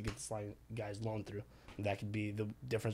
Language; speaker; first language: English; early bilingual, other home language; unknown